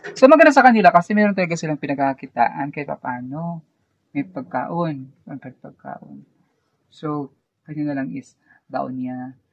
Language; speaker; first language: Filipino; non-native, local second language; Cebuano